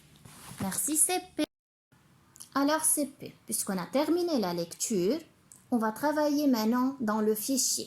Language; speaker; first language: French; non-native, local second language; Arabic